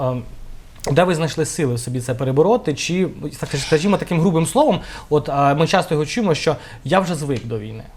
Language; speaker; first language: Ukrainian; native; Ukrainian